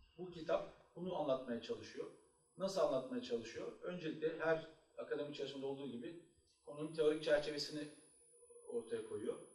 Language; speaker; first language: Turkish; native; Turkish